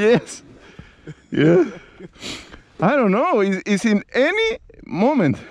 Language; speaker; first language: English; non-native, learner; Spanish